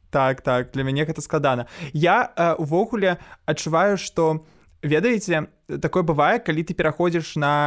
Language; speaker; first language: Belarusian; non-native, local second language; Russian